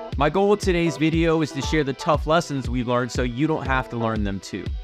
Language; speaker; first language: English; native; English